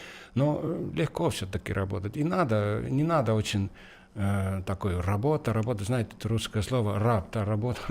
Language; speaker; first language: Russian; non-native, fluent; Estonian